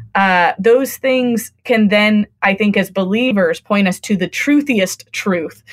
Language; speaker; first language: English; native; English